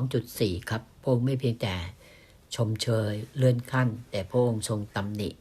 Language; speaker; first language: Thai; native; Thai